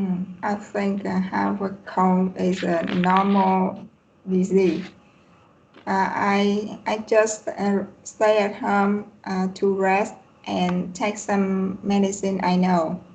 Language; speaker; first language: English; non-native, learner; Vietnamese